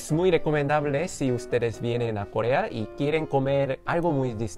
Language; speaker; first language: Spanish; non-native, fluent; Korean